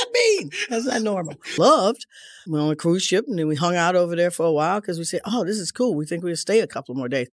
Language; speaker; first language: English; native; English